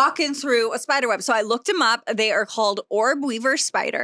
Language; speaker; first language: English; native; English